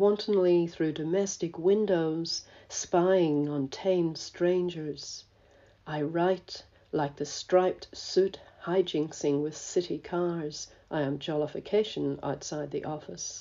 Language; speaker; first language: English; native; English